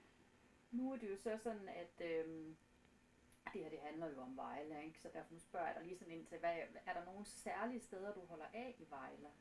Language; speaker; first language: Danish; native; Danish